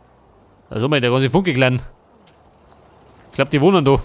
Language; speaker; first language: German; native; German